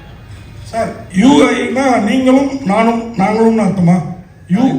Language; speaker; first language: Tamil; native; Tamil